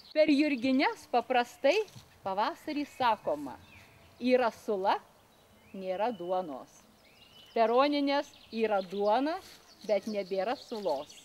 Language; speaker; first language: Lithuanian; native; Lithuanian